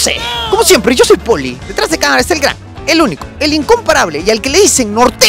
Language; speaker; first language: Spanish; native; Spanish